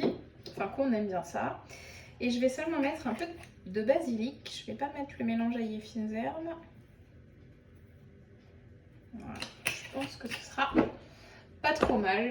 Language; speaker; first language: French; native; French